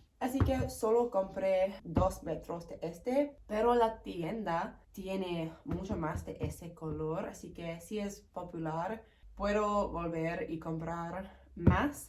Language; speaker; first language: Spanish; non-native, learner; English